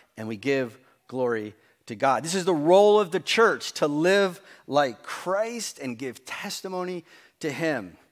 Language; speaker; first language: English; native; English